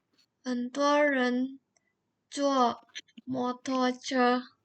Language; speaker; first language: Chinese; non-native, learner; Indonesian